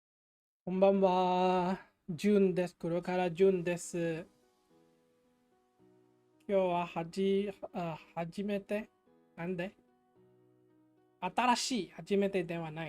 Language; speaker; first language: Japanese; non-native, learner; English